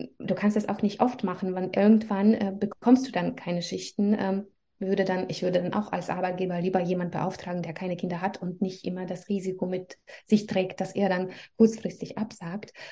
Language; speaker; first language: German; non-native, fluent; Russian